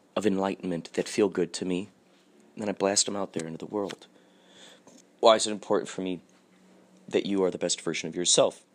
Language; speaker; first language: English; native; English